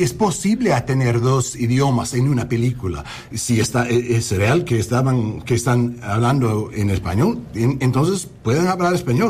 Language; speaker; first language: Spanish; non-native, learner; English